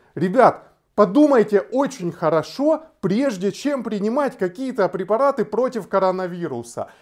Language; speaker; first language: Russian; native; Russian